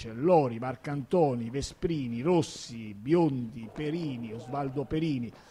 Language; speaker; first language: Italian; native; Italian